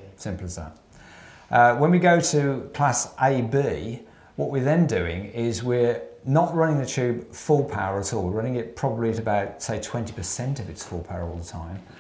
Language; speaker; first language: English; native; English